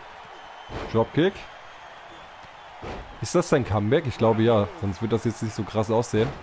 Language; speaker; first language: German; native; German